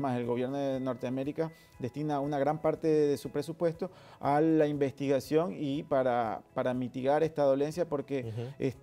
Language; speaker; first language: Spanish; native; Spanish